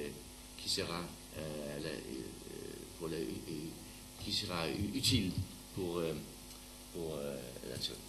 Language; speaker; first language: French; non-native, learner; Danish